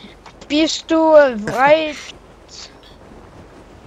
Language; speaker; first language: German; non-native, learner; Danish